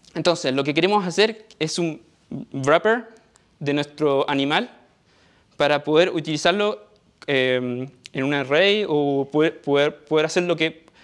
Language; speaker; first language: Spanish; native; Spanish